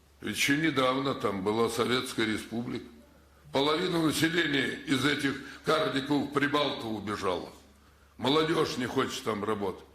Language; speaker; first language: Russian; native; Russian